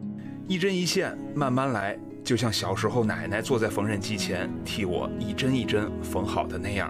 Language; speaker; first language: Chinese; native; Chinese